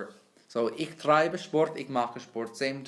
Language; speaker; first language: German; non-native, fluent; English